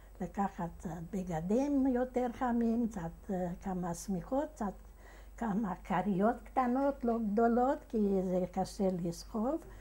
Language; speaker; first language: Hebrew; non-native, fluent; Hungarian